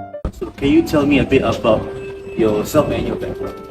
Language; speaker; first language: English; non-native, local second language; Malay